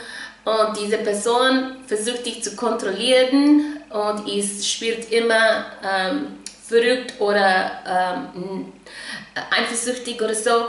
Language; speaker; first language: German; non-native, fluent; English